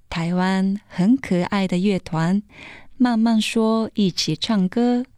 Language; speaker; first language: Chinese; non-native, fluent; Japanese